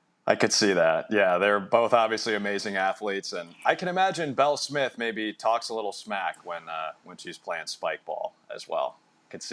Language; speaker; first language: English; native; English